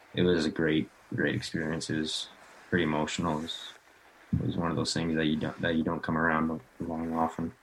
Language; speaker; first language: English; native; English